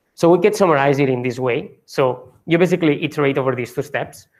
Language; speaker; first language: English; non-native, fluent; Catalan